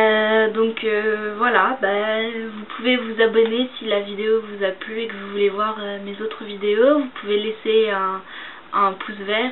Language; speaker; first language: French; native; French